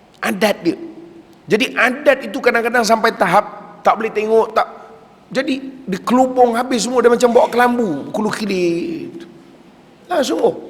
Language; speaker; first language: Malay; native; Malay